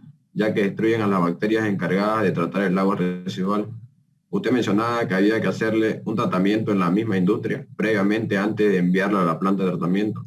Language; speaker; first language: Spanish; native; Spanish